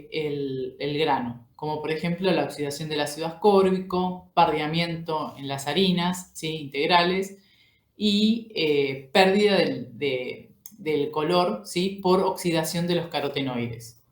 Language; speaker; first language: Spanish; native; Spanish